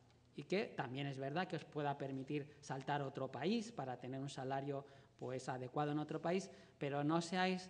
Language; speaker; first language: Spanish; native; Spanish